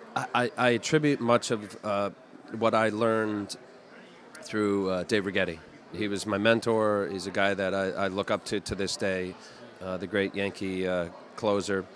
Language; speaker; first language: English; native; English